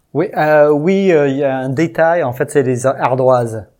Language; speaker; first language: French; non-native, fluent; English